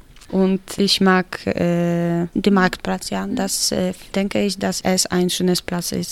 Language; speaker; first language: German; non-native, learner; Polish